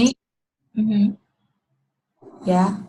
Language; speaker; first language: English; non-native, learner; Vietnamese